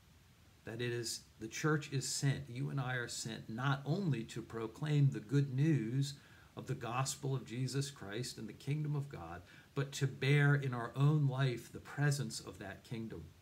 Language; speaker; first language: English; native; English